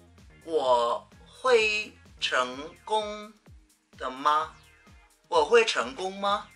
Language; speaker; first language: Chinese; non-native, fluent; Vietnamese